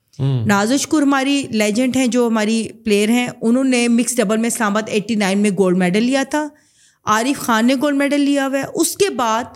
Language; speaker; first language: Urdu; native; Urdu